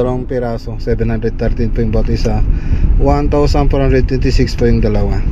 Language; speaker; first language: Filipino; native; Filipino